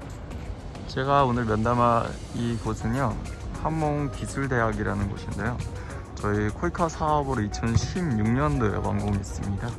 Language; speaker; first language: Korean; non-native, fluent; Mongolian